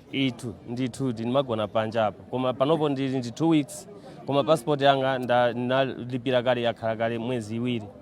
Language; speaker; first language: Nyanja; non-native, local second language; Tumbuka